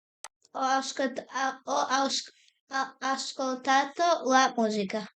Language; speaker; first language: Italian; non-native, learner; Serbian